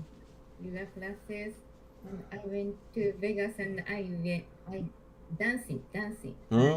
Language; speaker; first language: English; non-native, learner; Japanese